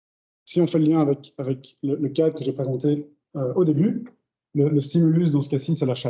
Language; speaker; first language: French; native; French